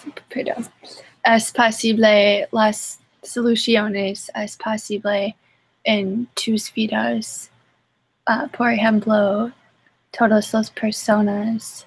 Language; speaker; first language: Spanish; non-native, learner; English